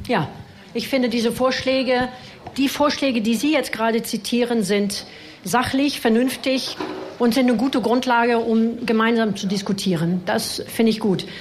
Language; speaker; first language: German; non-native, fluent; French